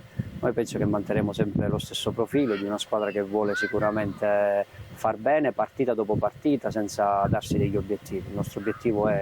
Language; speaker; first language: Italian; native; Italian